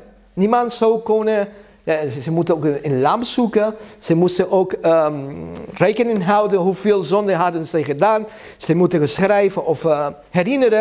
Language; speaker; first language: Dutch; non-native, learner; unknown